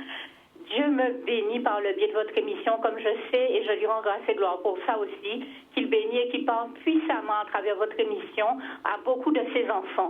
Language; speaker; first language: French; native; French